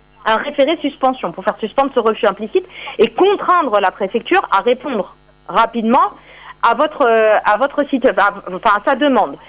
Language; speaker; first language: French; native; French